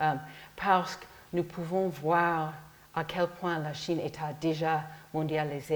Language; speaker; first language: French; non-native, learner; English